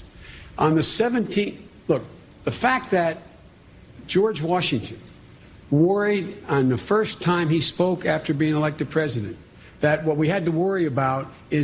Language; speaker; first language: English; native; English